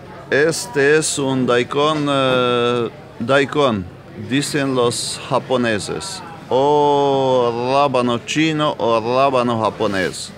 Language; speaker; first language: Spanish; non-native, fluent; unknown